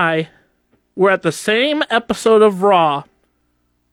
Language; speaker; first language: English; native; English